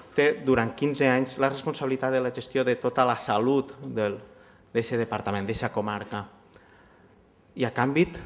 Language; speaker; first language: Catalan; native; Catalan